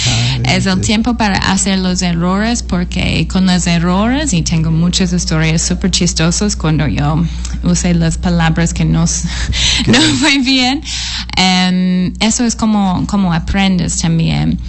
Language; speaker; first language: Spanish; non-native, fluent; English